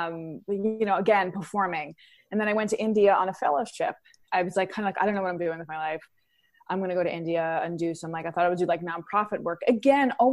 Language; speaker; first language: English; native; English